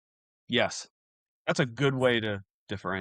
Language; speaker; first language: English; native; English